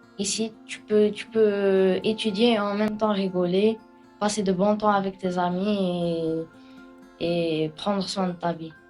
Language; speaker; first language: French; non-native, local second language; Arabic